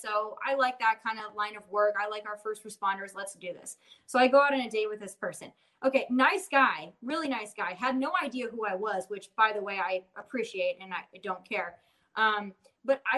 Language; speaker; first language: English; native; English